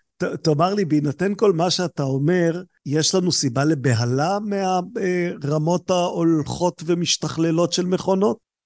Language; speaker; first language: Hebrew; native; Hebrew